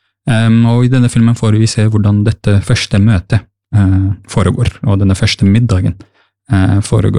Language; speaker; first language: Norwegian; early bilingual, other home language; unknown